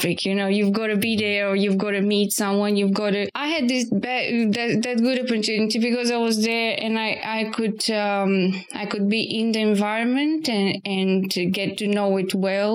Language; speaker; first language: English; non-native, fluent; Bulgarian